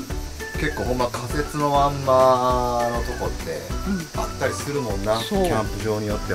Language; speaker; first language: Japanese; native; Japanese